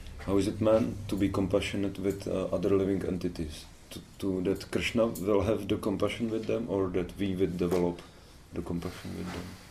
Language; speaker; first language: English; non-native, fluent; Czech